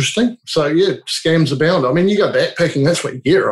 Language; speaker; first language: English; native; English